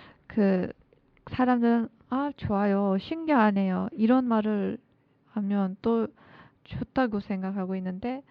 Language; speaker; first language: Korean; non-native, learner; Turkish